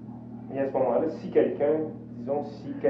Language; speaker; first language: French; native; French